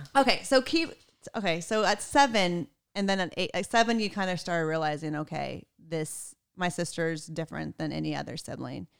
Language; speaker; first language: English; native; English